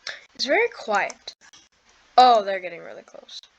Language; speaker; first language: English; native; English